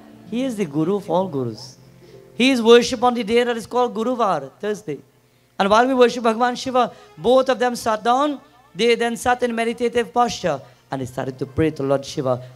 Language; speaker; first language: English; native; English